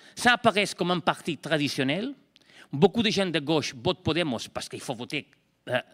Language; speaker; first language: French; non-native, fluent; Spanish